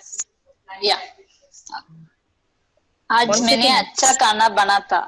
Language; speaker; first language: Hindi; non-native, learner; Tamil